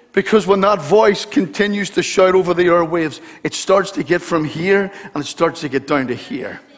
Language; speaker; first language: English; native; English